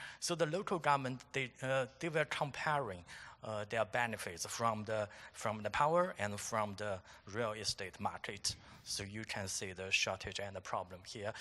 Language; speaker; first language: English; non-native, fluent; Chinese